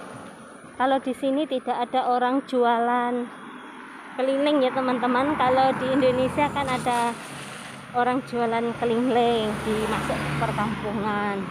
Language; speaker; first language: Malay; non-native, local second language; Javanese